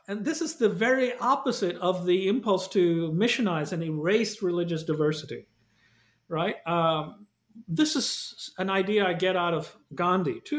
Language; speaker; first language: English; non-native, local second language; Malayalam